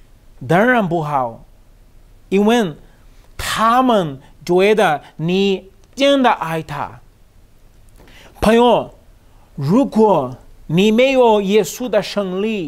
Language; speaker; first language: Chinese; non-native, learner; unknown